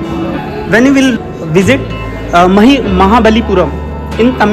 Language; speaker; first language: English; non-native, local second language; Hindi